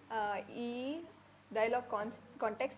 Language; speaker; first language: Telugu; non-native, learner; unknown